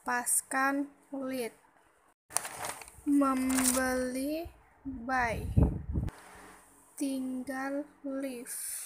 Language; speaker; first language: Indonesian; native; Indonesian